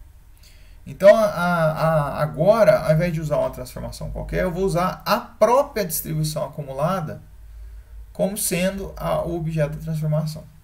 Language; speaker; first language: Portuguese; native; Portuguese